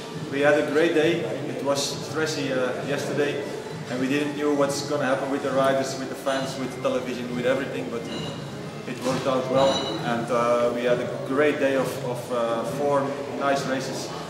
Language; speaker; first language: English; non-native, fluent; Dutch